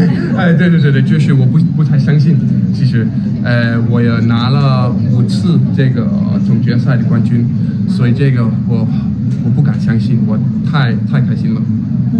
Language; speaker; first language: Chinese; non-native, fluent; Danish